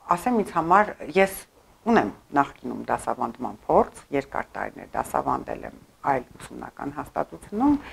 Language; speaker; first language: Armenian; early bilingual, heritage; Armenian